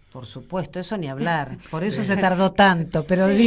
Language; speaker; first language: Spanish; native; Spanish